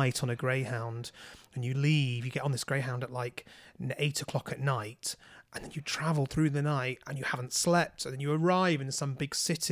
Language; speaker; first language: English; native; English